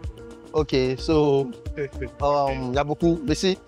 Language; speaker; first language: French; non-native, learner; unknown